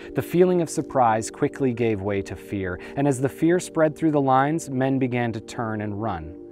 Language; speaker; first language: English; native; English